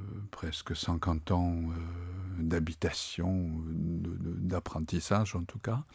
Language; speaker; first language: French; non-native, fluent; Japanese